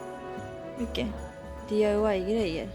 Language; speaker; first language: Swedish; non-native, learner; Japanese